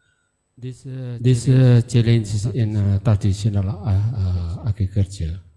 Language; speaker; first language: English; non-native, learner; Indonesian